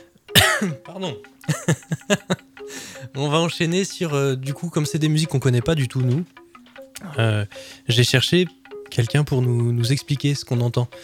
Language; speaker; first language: French; native; French